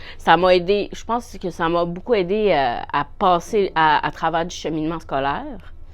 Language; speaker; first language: French; native; French